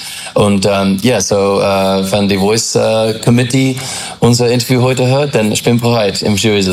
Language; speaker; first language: German; non-native, fluent; English